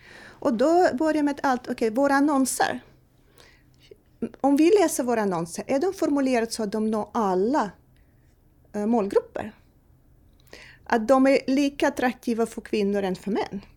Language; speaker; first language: Swedish; non-native, fluent; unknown